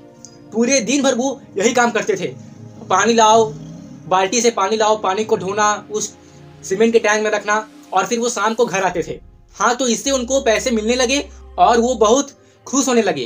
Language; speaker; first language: Hindi; native; Hindi